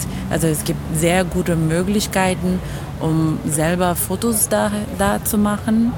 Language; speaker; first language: German; non-native, fluent; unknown